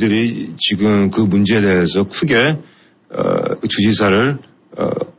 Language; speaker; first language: Korean; non-native, fluent; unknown